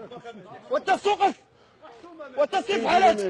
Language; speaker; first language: Arabic; native; Arabic